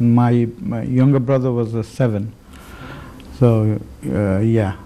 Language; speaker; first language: English; native; English